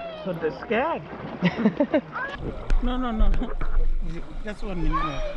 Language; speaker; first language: English; non-native, learner; Hindi